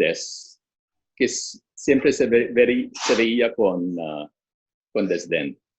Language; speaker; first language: Spanish; non-native, fluent; Filipino